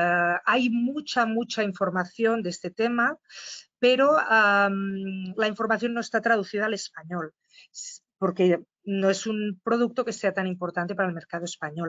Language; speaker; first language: Spanish; non-native, fluent; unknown